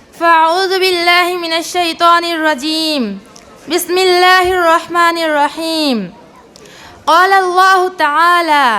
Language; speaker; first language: Arabic; non-native, learner; Bangla